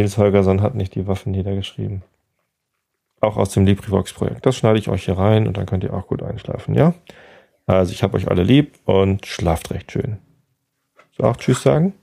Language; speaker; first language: German; native; German